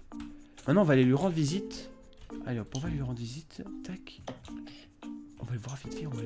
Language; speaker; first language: French; native; French